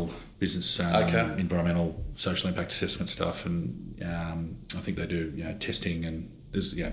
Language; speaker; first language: English; native; English